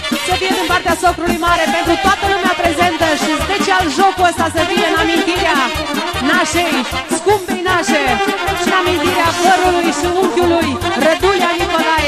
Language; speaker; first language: Romanian; native; Romanian